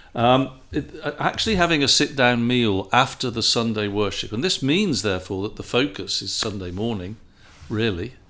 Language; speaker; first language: English; native; English